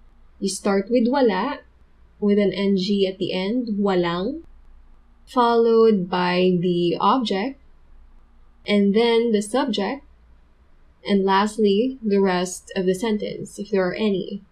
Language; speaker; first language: English; non-native, local second language; Filipino